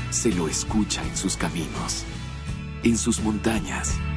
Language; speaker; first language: Spanish; native; Spanish